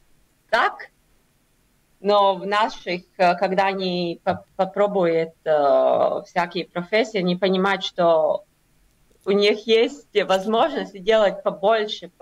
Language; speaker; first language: Russian; non-native, local second language; Latvian